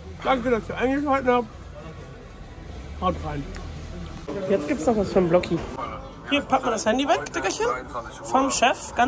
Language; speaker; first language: German; native; German